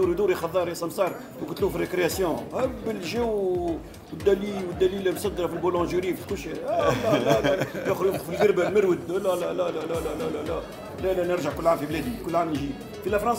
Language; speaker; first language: Arabic; native; Arabic